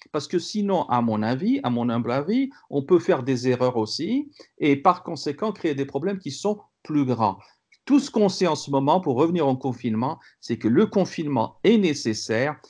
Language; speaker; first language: French; non-native, local second language; Kabyle